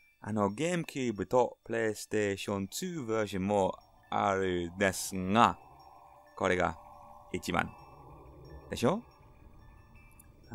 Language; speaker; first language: Japanese; non-native, learner; English